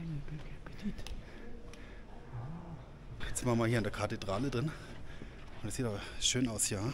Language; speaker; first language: German; native; German